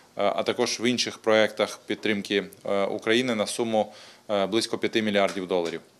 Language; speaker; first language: Ukrainian; native; Ukrainian